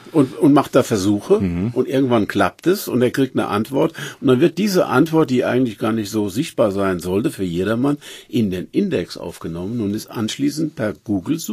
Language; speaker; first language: German; native; German